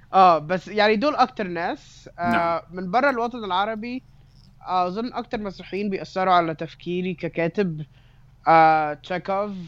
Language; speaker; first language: Arabic; native; Arabic